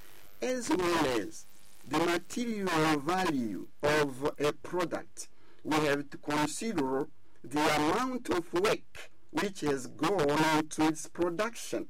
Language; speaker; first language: English; non-native, fluent; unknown